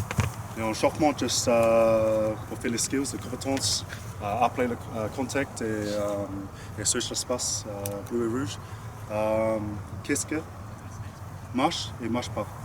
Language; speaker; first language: French; non-native, learner; English